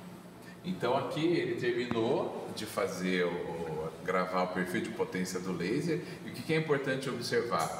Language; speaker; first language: Portuguese; native; Portuguese